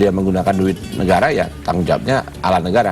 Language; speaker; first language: Indonesian; native; Indonesian